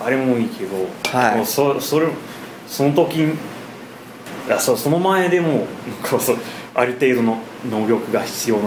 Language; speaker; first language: Japanese; non-native, fluent; English